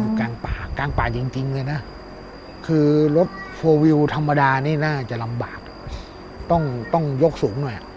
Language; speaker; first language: Thai; native; Thai